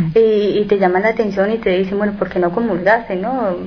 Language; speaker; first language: Spanish; native; Spanish